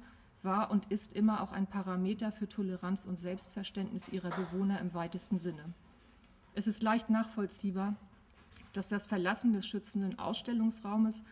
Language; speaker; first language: German; native; German